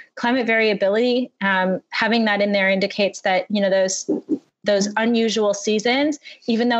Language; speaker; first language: English; native; English